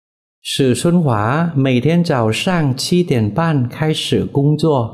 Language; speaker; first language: Chinese; non-native, fluent; Vietnamese